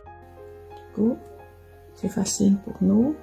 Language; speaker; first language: French; non-native, fluent; Vietnamese